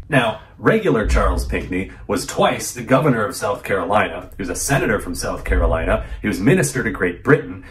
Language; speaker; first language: English; native; English